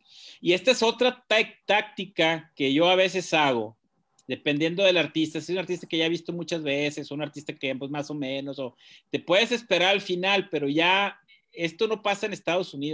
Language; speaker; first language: Spanish; native; Spanish